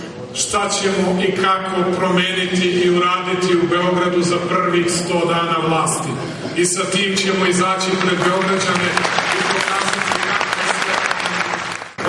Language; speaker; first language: Serbian; native; Serbian